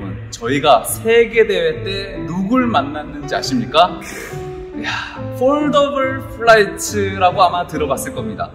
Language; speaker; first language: Korean; native; Korean